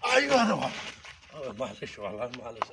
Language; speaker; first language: Arabic; non-native, learner; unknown